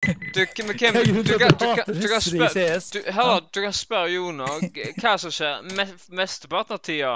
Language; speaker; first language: Norwegian; early bilingual, other home language; Polish